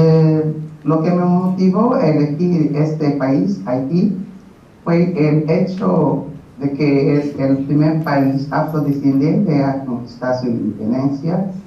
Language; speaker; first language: Spanish; non-native, learner; Portuguese